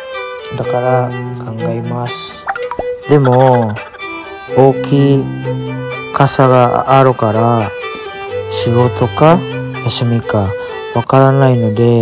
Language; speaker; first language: Japanese; non-native, learner; Filipino